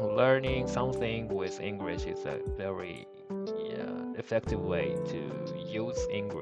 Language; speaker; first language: English; non-native, learner; Japanese